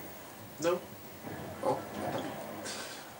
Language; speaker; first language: French; native; French